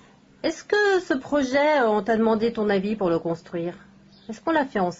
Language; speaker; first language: French; native; French